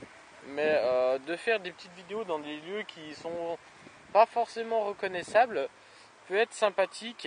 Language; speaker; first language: French; native; French